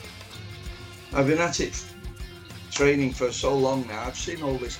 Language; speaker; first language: English; native; English